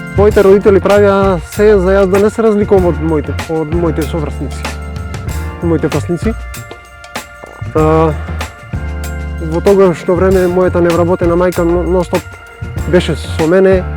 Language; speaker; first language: Macedonian; native; Macedonian